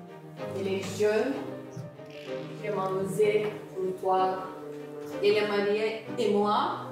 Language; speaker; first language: French; non-native, learner; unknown